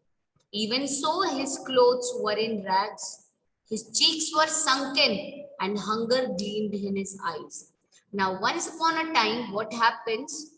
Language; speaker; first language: English; non-native, local second language; Hindi